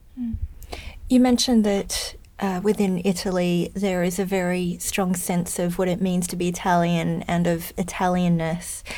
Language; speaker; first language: English; native; English